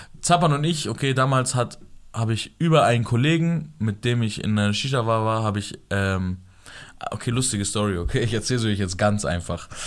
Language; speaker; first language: German; early bilingual, other home language; Persian